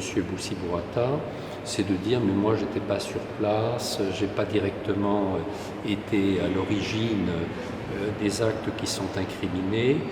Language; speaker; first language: French; native; French